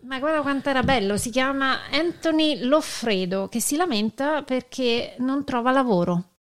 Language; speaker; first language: Italian; native; Italian